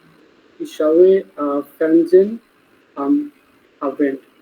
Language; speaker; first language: German; non-native, learner; Bangla